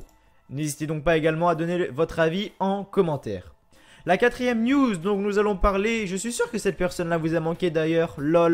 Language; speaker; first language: French; native; French